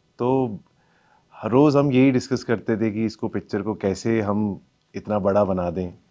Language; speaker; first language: Hindi; native; Hindi